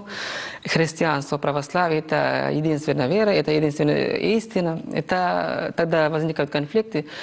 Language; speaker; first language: Russian; non-native, fluent; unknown